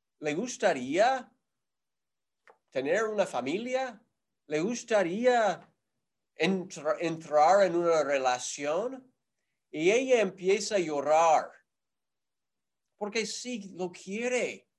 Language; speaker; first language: Spanish; non-native, fluent; English